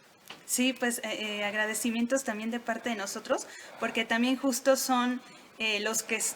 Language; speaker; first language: Spanish; native; Spanish